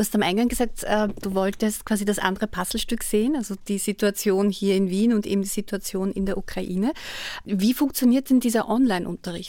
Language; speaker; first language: German; native; German